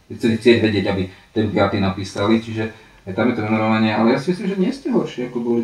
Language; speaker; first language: Slovak; non-native, local second language; Hungarian